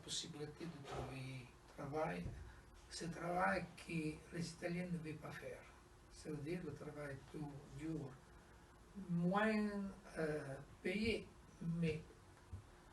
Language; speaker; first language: French; non-native, fluent; Italian